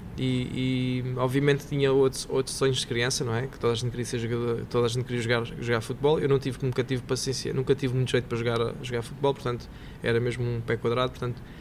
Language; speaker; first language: Portuguese; native; Portuguese